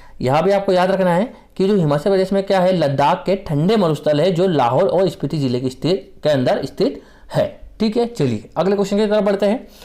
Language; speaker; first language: Hindi; native; Hindi